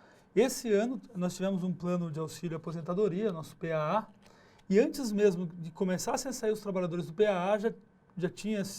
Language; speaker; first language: Portuguese; native; Portuguese